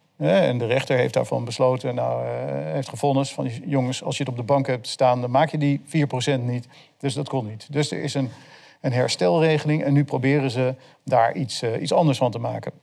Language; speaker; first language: Dutch; native; Dutch